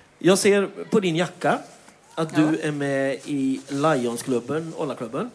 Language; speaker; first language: Swedish; native; Swedish